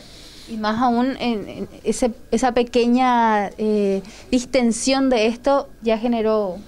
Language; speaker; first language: Spanish; native; Spanish